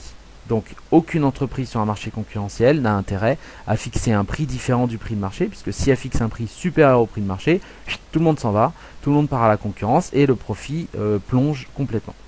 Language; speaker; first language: French; native; French